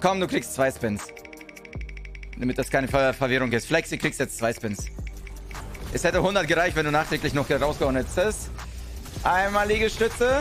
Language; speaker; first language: German; native; German